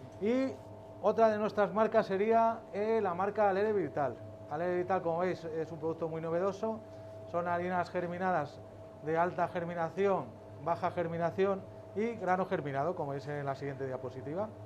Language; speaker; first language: Spanish; native; Spanish